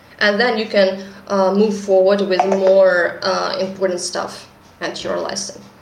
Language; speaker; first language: English; non-native, fluent; Russian